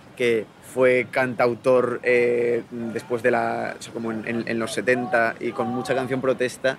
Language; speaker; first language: Spanish; native; Spanish